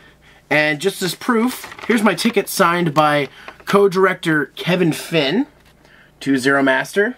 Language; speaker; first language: English; native; English